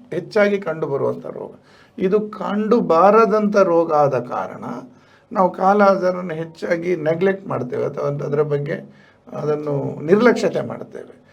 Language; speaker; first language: Kannada; native; Kannada